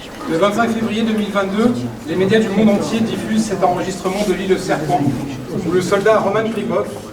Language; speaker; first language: French; native; French